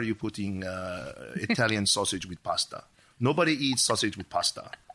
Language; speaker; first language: English; native; English